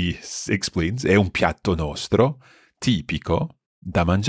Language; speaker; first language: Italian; non-native, fluent; English